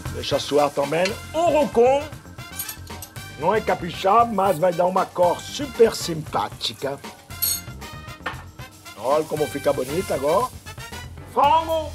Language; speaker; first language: Portuguese; non-native, fluent; French